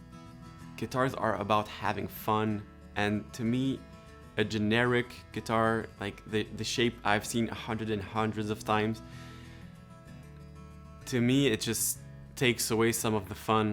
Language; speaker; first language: English; non-native, local second language; French